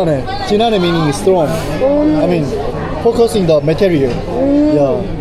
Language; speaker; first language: English; non-native, learner; Korean